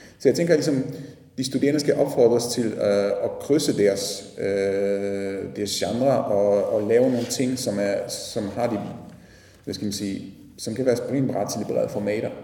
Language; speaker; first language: Danish; non-native, fluent; Polish